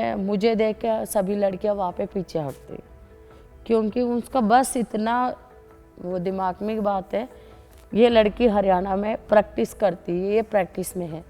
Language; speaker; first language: Hindi; non-native, local second language; Telugu